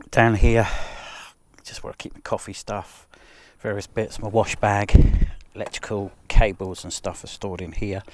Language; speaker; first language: English; native; English